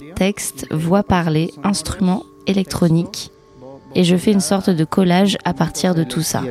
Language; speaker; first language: French; non-native, fluent; Spanish